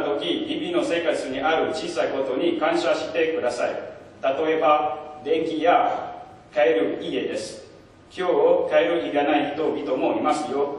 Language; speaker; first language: Japanese; non-native, learner; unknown